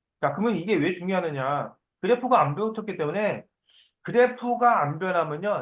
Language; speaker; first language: Korean; native; Korean